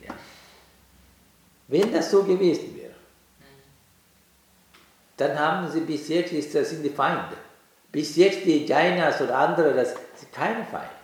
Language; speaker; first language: German; non-native, learner; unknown